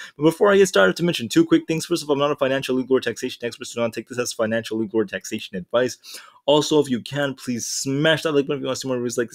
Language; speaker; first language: English; native; English